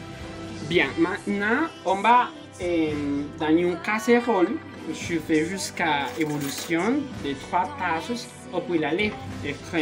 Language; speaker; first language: French; non-native, learner; Spanish